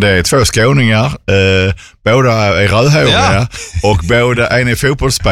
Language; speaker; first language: Swedish; native; Swedish